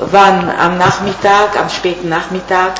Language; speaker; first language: German; non-native, fluent; Italian